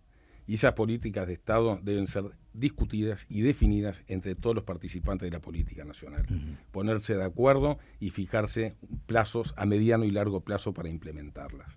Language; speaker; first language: Spanish; native; Spanish